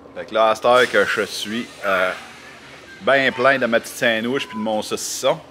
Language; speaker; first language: French; native; French